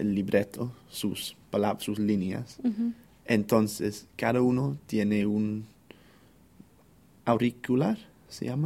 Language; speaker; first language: Spanish; non-native, fluent; English